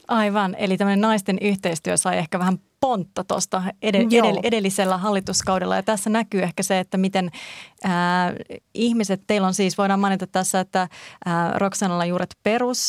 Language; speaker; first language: Finnish; native; Finnish